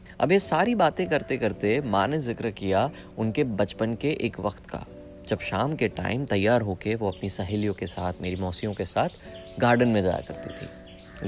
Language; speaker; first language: Hindi; non-native, local second language; Gujarati